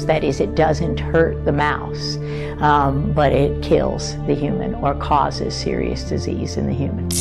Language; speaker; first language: English; native; English